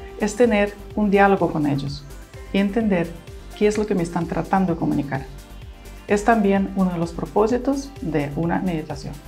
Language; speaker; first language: Spanish; non-native, fluent; Russian